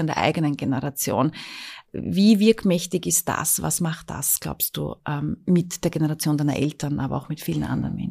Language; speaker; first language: German; native; German